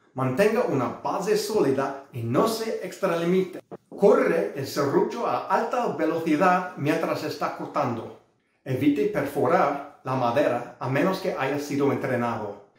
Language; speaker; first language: Spanish; non-native, learner; English